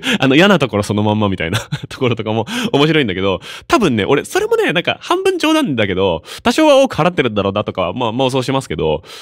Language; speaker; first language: Japanese; native; Japanese